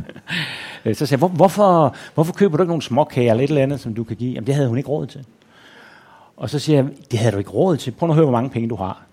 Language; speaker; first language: Danish; native; Danish